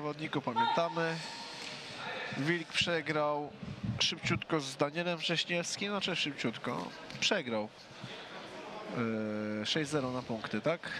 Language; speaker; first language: Polish; native; Polish